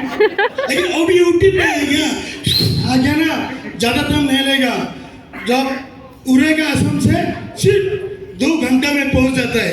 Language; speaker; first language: Hindi; non-native, local second language; Assamese